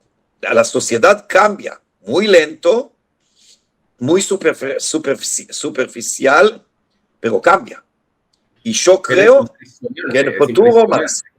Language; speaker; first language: Spanish; non-native, fluent; Hebrew